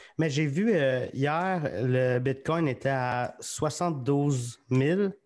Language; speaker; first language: French; native; French